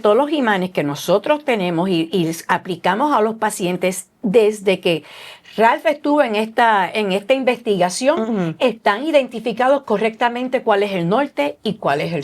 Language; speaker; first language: Spanish; native; Spanish